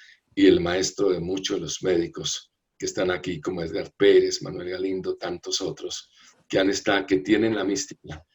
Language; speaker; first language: Spanish; native; Spanish